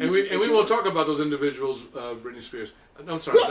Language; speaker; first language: English; native; English